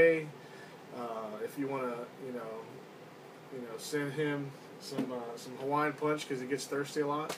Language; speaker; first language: English; native; English